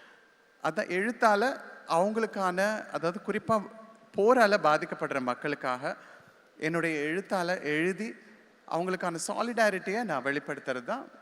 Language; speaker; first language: Tamil; native; Tamil